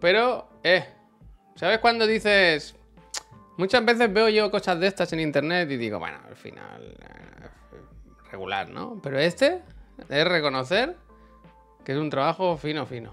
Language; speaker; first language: Spanish; native; Spanish